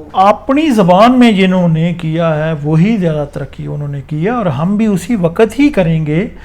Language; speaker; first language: Urdu; non-native, local second language; Punjabi